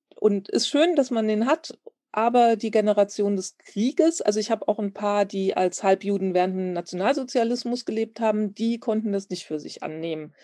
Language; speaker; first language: German; native; German